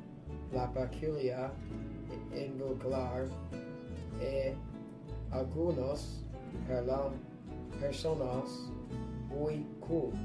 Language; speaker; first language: Spanish; non-native, learner; English